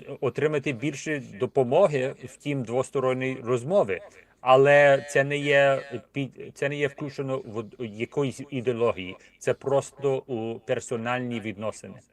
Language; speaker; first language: Ukrainian; early bilingual, heritage; Ukrainian